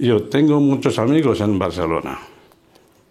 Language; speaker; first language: Spanish; non-native, fluent; Indonesian